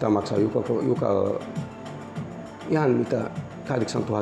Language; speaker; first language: Finnish; non-native, learner; Turkish